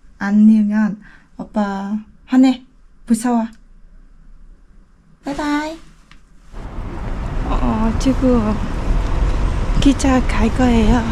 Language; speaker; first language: Korean; non-native, learner; Vietnamese